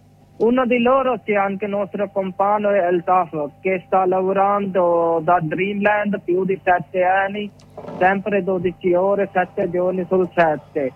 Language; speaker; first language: Italian; non-native, learner; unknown